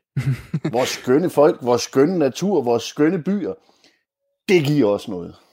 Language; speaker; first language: Danish; native; Danish